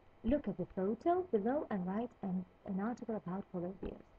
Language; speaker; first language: English; non-native, fluent; Lithuanian